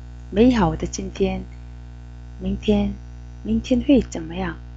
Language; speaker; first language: Chinese; non-native, fluent; Korean